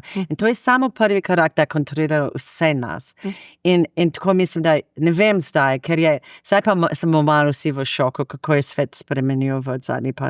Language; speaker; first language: Slovenian; non-native, fluent; English